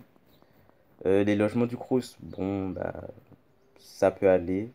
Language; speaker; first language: French; native; French